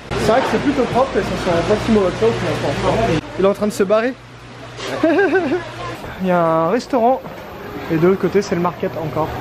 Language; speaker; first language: French; native; French